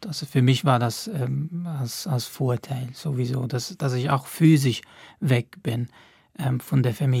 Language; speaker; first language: German; non-native, fluent; Arabic